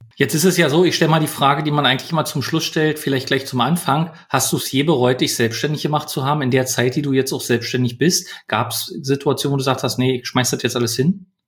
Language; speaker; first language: German; native; German